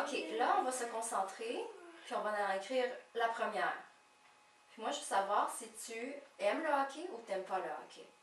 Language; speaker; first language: French; native; French